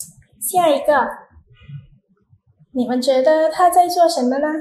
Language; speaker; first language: Chinese; non-native, fluent; Indonesian